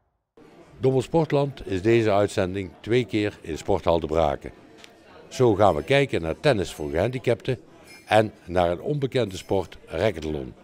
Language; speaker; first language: Dutch; native; Dutch